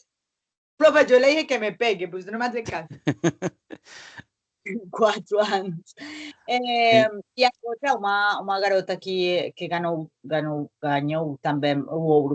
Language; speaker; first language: Portuguese; non-native, learner; Spanish